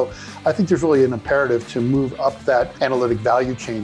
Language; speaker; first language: English; native; English